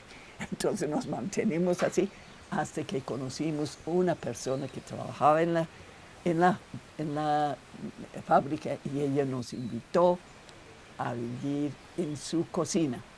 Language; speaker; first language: Spanish; non-native, fluent; English